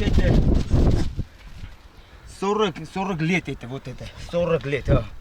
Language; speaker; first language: Russian; non-native, local second language; Armenian